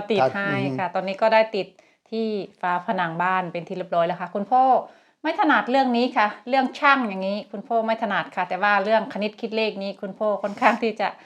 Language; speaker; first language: Thai; native; Thai